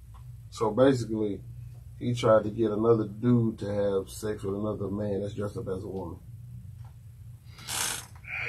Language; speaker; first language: English; native; English